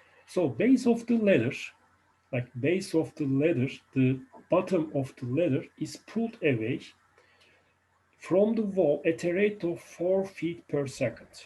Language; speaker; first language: English; non-native, fluent; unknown